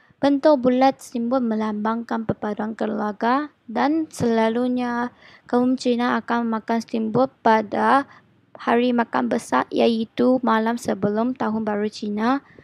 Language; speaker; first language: Malay; non-native, local second language; Chinese